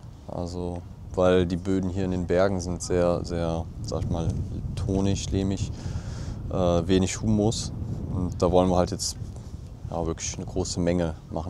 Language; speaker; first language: German; native; German